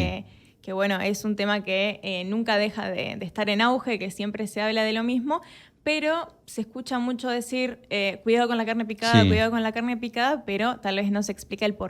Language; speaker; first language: Spanish; native; Spanish